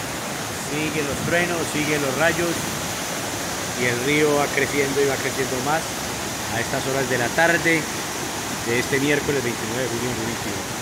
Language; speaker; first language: Spanish; native; Spanish